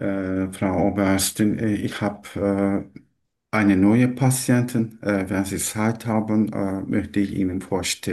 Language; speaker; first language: German; non-native, learner; Turkish